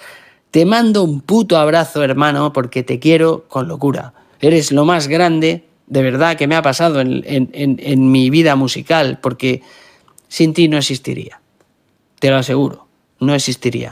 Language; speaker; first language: Spanish; native; Spanish